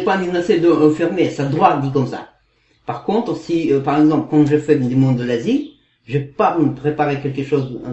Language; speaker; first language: French; non-native, learner; Kazakh